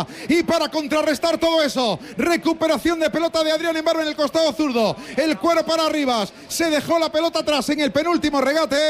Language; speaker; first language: Spanish; native; Spanish